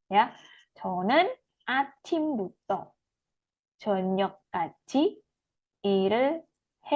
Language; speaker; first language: Korean; non-native, fluent; Indonesian